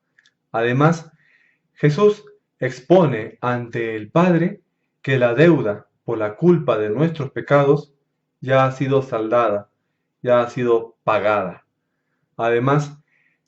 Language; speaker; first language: Spanish; native; Spanish